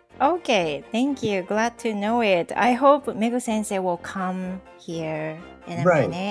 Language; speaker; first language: English; non-native, fluent; Japanese